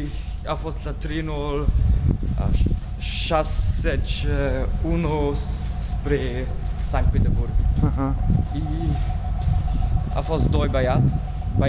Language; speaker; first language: Romanian; non-native, learner; German